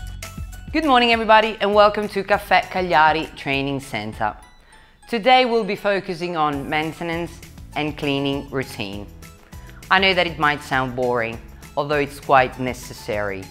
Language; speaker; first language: English; non-native, fluent; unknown